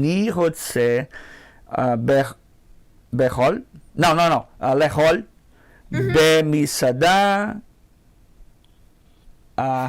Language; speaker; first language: Hebrew; non-native, learner; Portuguese